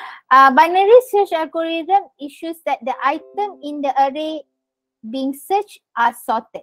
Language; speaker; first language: English; non-native, local second language; Malay